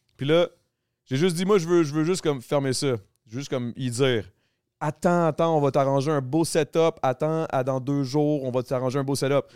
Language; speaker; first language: French; native; French